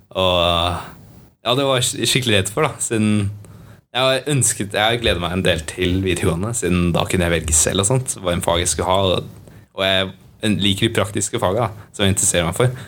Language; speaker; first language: Norwegian; native; Norwegian